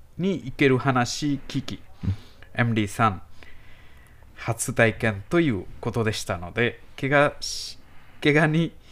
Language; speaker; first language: Japanese; non-native, learner; Bangla